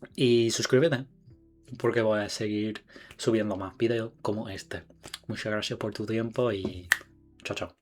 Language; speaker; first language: Spanish; non-native, fluent; English